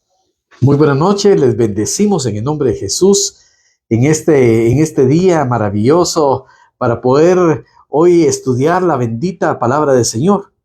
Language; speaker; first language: Spanish; native; Spanish